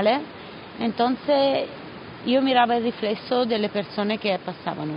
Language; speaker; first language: Spanish; non-native, learner; Italian